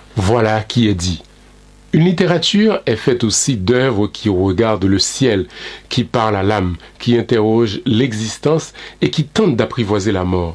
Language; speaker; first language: French; non-native, local second language; Haitian Creole